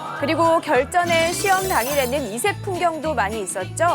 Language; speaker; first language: Korean; native; Korean